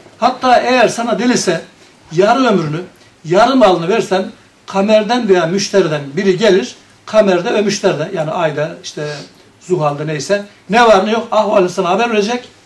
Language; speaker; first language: Turkish; native; Turkish